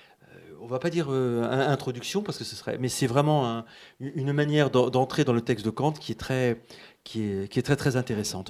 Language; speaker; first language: French; native; French